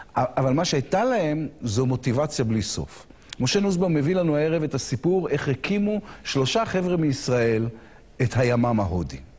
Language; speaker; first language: Hebrew; native; Hebrew